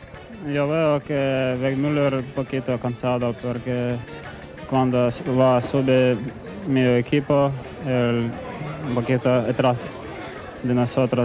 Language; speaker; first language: Spanish; non-native, learner; Russian